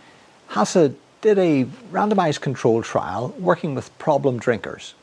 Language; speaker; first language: English; native; English